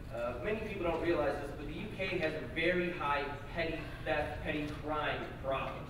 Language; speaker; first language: English; native; English